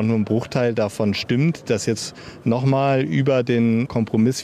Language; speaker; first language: German; native; German